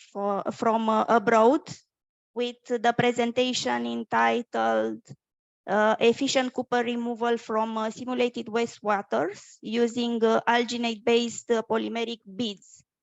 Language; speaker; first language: English; non-native, fluent; Romanian